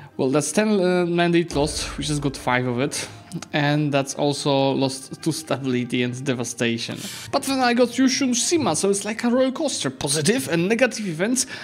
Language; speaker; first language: English; non-native, fluent; Polish